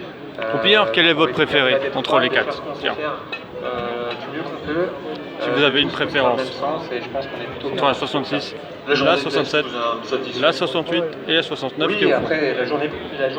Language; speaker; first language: French; native; French